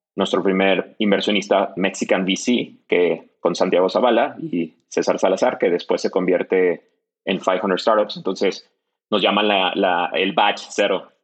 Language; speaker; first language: Spanish; native; Spanish